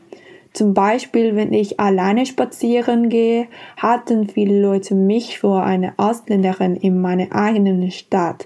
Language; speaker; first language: German; non-native, fluent; Spanish